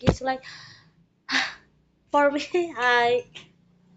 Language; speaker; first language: English; non-native, fluent; Indonesian